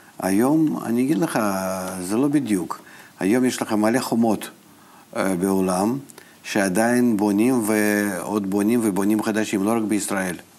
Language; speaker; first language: Hebrew; non-native, fluent; Russian